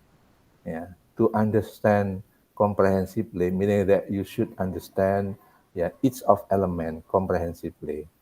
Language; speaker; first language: English; non-native, learner; Indonesian